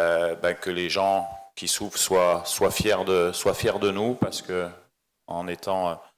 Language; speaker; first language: French; native; French